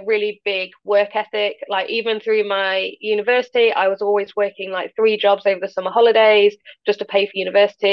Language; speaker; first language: English; native; English